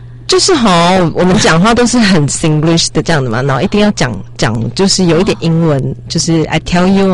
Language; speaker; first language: Chinese; native; Chinese